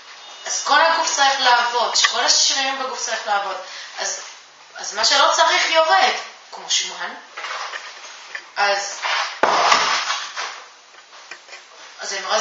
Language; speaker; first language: Hebrew; non-native, fluent; Japanese